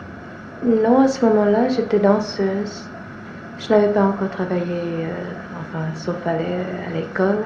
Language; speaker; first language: French; non-native, fluent; English